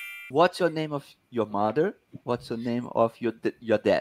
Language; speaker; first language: English; non-native, fluent; Portuguese